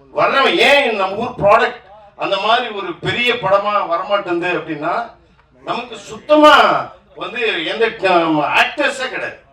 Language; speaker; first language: Tamil; native; Tamil